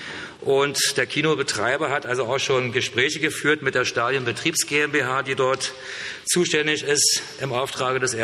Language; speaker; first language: German; native; German